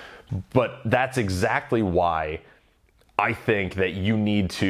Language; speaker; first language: English; native; English